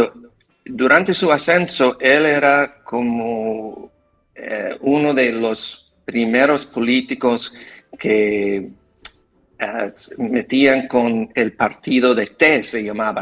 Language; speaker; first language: Spanish; non-native, fluent; English